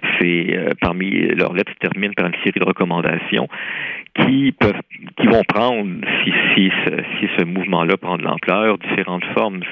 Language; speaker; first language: French; native; French